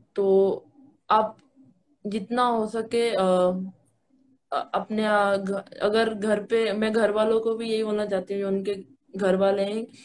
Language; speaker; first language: Hindi; native; Hindi